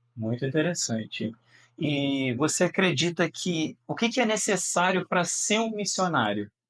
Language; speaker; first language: Portuguese; native; Portuguese